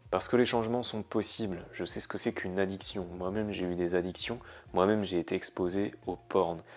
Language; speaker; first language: French; native; French